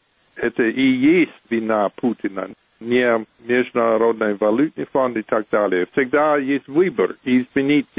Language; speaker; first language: Russian; non-native, fluent; English